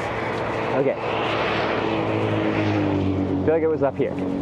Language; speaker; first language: English; native; English